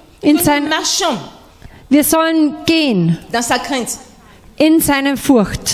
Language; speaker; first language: German; non-native, fluent; French